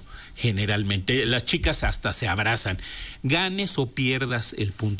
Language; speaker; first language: Spanish; native; Spanish